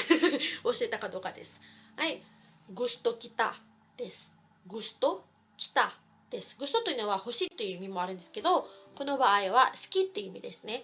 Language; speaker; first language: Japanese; non-native, fluent; Filipino